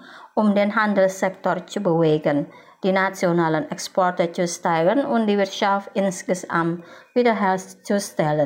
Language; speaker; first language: German; non-native, fluent; Indonesian